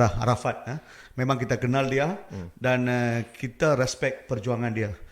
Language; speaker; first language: Malay; non-native, local second language; Tamil